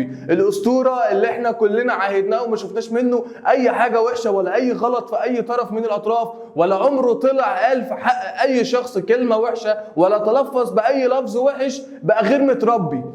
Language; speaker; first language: Arabic; native; Arabic